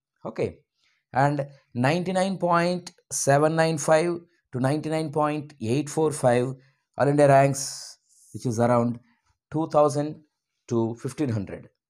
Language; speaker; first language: English; non-native, local second language; Telugu